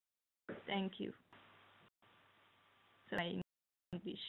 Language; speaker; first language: English; non-native, learner; French